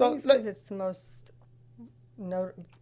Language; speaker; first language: English; native; English